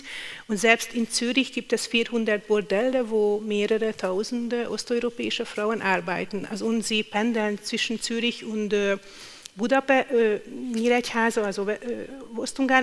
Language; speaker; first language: German; non-native, fluent; Hungarian